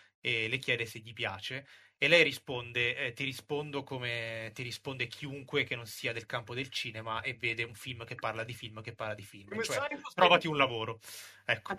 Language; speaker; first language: Italian; native; Italian